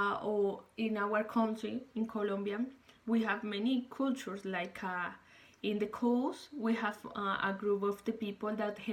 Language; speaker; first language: English; non-native, learner; Spanish